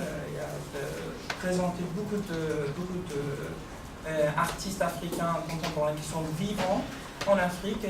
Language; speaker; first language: French; non-native, fluent; Persian